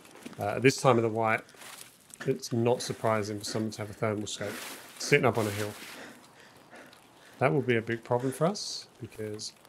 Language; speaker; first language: English; native; English